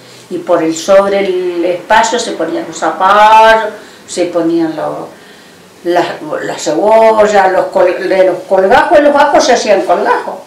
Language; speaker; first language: Spanish; native; Spanish